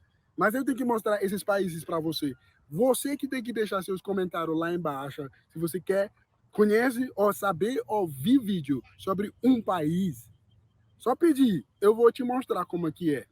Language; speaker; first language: Portuguese; non-native, learner; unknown